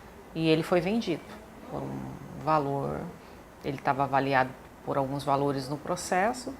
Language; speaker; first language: Portuguese; native; Portuguese